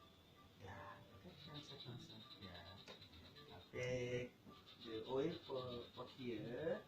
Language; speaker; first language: English; non-native, learner; Indonesian